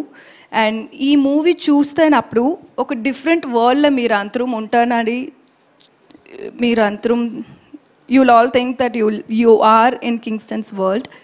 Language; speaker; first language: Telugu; non-native, local second language; Tamil